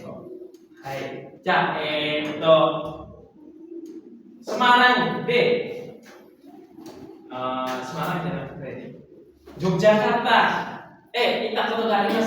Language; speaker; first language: Japanese; non-native, fluent; Indonesian